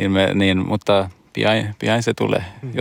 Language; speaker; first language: Finnish; non-native, learner; Swedish